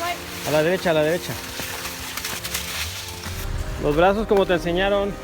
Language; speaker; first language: Spanish; native; Spanish